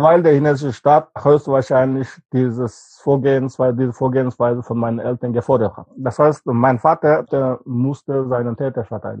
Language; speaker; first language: German; non-native, fluent; Uyghur